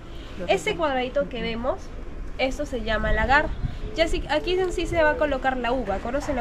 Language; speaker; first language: Spanish; native; Spanish